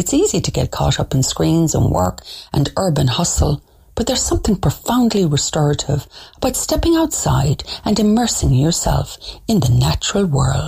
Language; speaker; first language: English; native; English